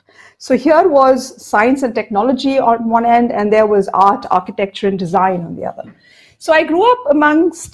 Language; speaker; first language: English; non-native, local second language; Odia